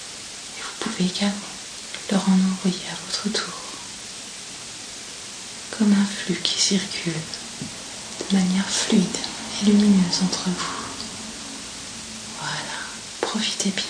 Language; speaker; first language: French; native; French